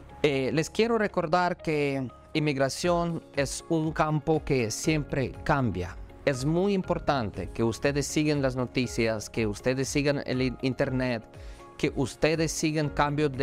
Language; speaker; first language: Spanish; non-native, fluent; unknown